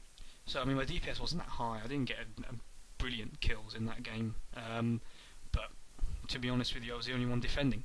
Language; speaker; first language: English; native; English